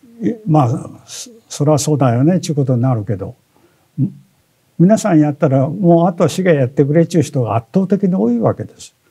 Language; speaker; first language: Japanese; native; Japanese